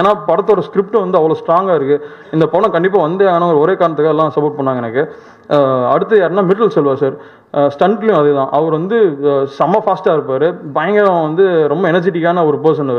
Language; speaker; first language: Tamil; native; Tamil